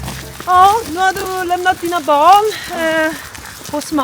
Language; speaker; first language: Swedish; non-native, learner; Korean